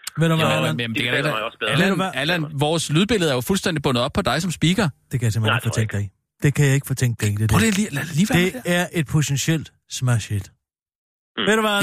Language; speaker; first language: Danish; native; Danish